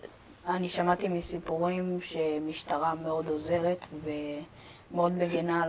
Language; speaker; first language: Hebrew; early bilingual, other home language; Amharic